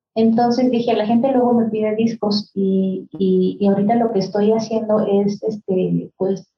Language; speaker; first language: Spanish; non-native, local second language; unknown